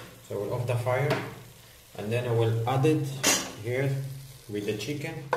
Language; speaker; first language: English; non-native, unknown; Arabic